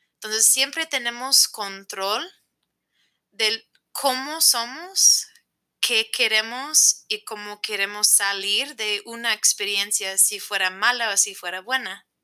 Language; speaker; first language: Spanish; non-native, fluent; English